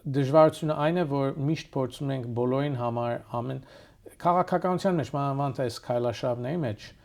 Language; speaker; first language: Armenian; early bilingual, heritage; Armenian